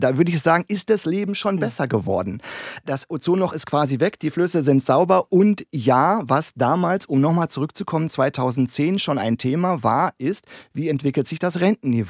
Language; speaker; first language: German; native; German